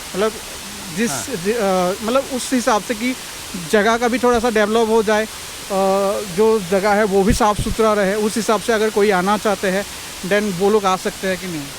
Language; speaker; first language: Hindi; non-native, local second language; Assamese